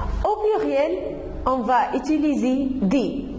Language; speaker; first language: French; non-native, fluent; Arabic